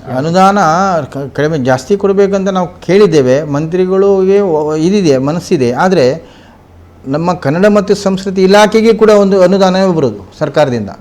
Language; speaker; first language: Kannada; non-native, local second language; Konkani